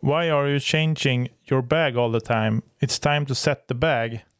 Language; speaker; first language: English; non-native, fluent; Swedish